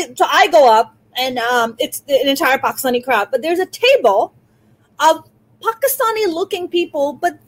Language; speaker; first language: English; non-native, local second language; Urdu